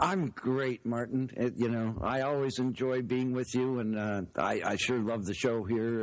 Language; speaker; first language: English; native; English